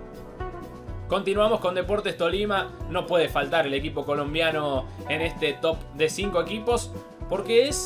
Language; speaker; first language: Spanish; native; Spanish